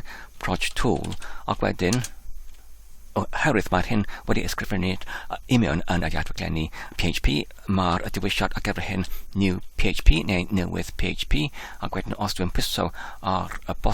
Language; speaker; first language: Welsh; non-native, fluent; English